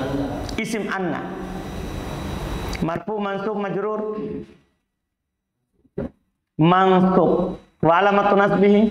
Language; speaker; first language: Arabic; non-native, fluent; Indonesian